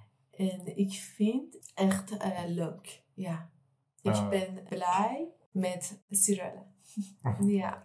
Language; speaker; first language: Dutch; non-native, learner; Persian